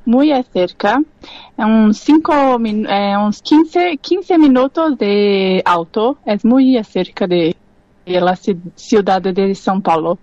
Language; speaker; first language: Spanish; non-native, learner; Portuguese